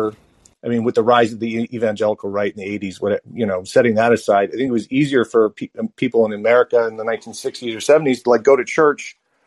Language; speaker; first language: English; native; English